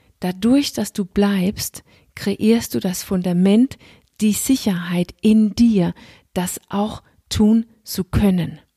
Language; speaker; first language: German; non-native, fluent; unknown